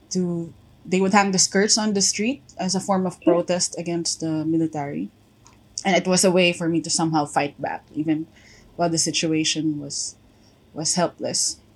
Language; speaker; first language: English; non-native, local second language; Filipino